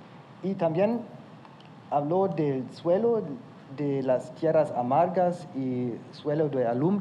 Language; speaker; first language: Spanish; non-native, fluent; German